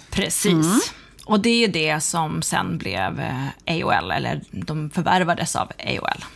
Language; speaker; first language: Swedish; native; Swedish